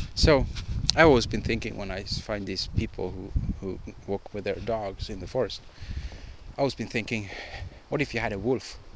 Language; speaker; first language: English; non-native, fluent; Swedish